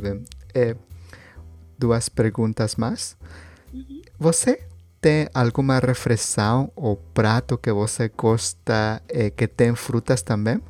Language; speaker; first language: Portuguese; non-native, learner; Spanish